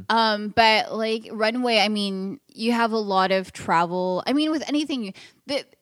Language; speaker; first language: English; native; English